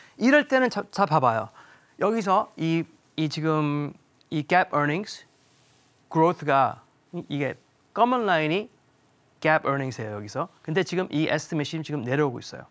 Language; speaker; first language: Korean; early bilingual, heritage; Korean